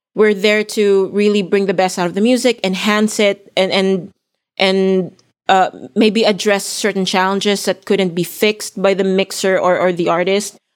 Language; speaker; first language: English; non-native, local second language; Filipino